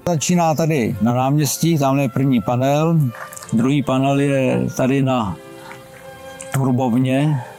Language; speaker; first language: Czech; native; Czech